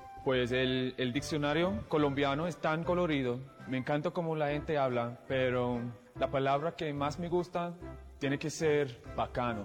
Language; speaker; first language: Spanish; non-native, fluent; English